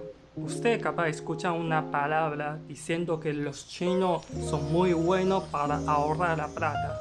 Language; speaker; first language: Spanish; non-native, learner; Chinese